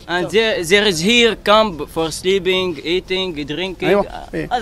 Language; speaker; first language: English; non-native, learner; Arabic